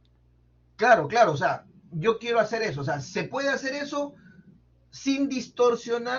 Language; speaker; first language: Spanish; native; Spanish